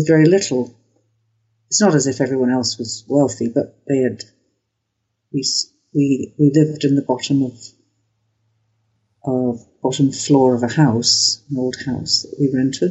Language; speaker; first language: English; native; English